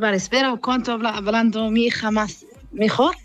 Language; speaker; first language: Spanish; non-native, learner; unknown